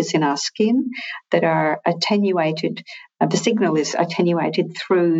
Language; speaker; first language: English; native; English